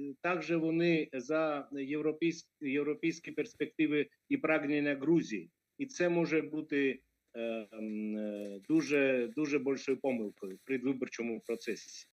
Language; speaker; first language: Ukrainian; non-native, fluent; Georgian